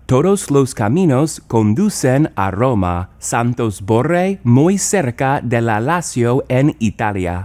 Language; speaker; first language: Spanish; non-native, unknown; English